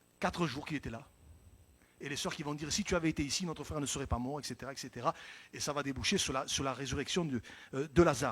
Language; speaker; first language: French; native; French